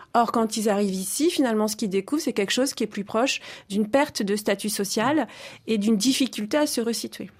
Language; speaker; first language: French; native; French